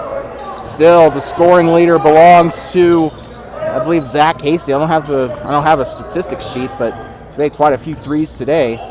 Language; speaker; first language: English; native; English